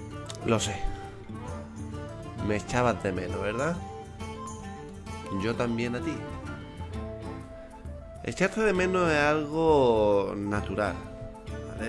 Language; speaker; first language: Spanish; native; Spanish